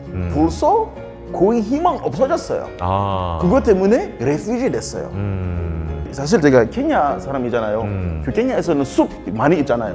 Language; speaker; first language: Korean; non-native, learner; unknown